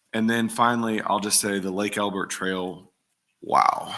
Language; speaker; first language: English; native; English